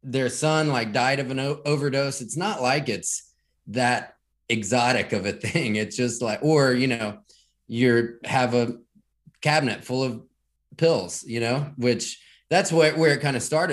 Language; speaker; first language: English; native; English